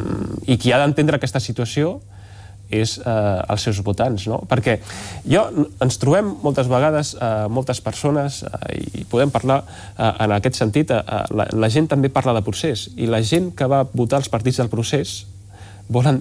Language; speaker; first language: Catalan; native; Catalan